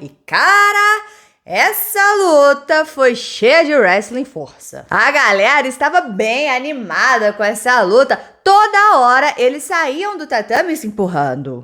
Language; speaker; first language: Portuguese; native; Portuguese